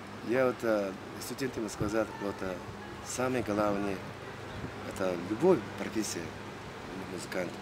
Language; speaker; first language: Russian; non-native, learner; Mongolian